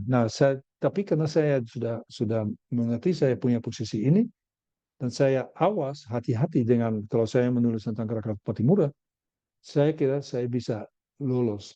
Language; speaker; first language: Indonesian; non-native, learner; Dutch